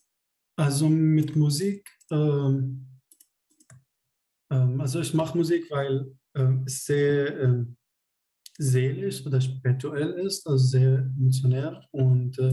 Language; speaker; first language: German; non-native, fluent; Arabic